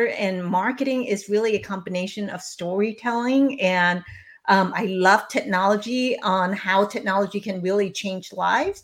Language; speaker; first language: English; non-native, local second language; Cantonese